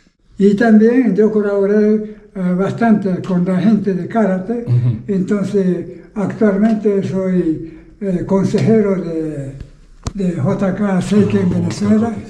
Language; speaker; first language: Spanish; non-native, fluent; Japanese